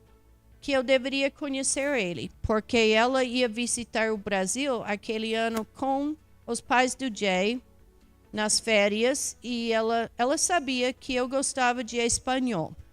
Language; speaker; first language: Portuguese; non-native, fluent; English